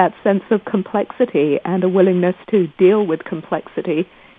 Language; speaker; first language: English; non-native, local second language; Gujarati